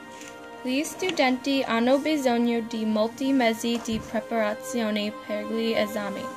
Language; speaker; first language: Italian; non-native, learner; English